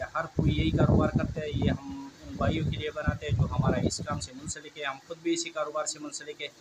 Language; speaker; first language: Urdu; native; Urdu